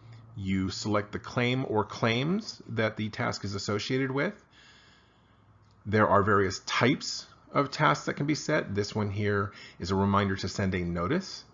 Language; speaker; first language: English; native; English